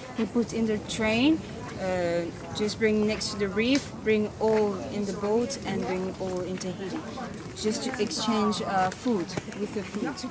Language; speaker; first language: English; non-native, learner; French